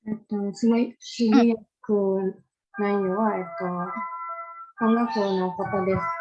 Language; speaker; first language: Japanese; non-native, learner; Indonesian